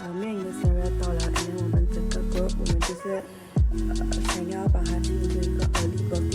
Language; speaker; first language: Chinese; native; Chinese